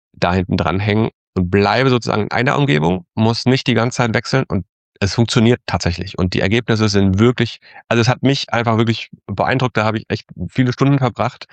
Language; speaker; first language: German; native; German